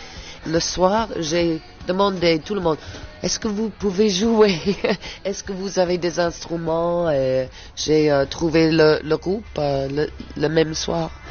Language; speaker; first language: French; non-native, learner; English